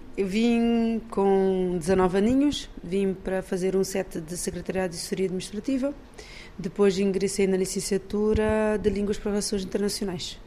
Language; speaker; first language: Portuguese; non-native, local second language; Kabuverdianu